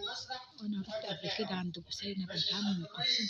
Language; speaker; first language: Arabic; native; Arabic